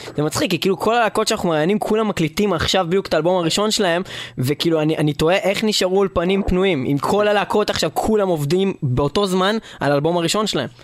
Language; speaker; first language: Hebrew; native; Hebrew